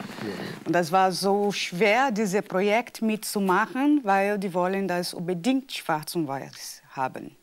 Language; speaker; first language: German; non-native, fluent; Portuguese